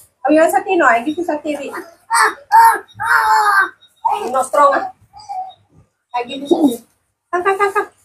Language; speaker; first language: English; non-native, local second language; Malay